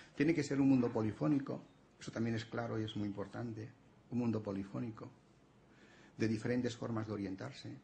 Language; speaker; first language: Spanish; non-native, local second language; Catalan